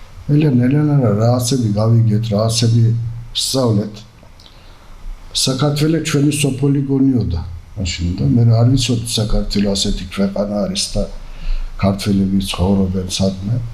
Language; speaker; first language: Georgian; early bilingual, heritage; Georgian